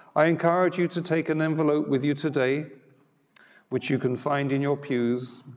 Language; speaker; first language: English; native; English